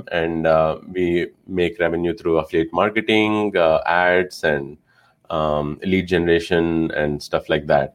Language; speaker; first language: English; non-native, local second language; Telugu